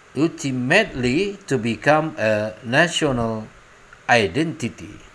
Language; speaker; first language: English; non-native, fluent; Indonesian